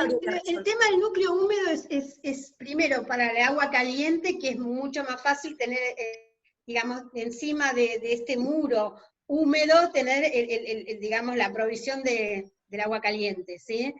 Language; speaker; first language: Spanish; native; Spanish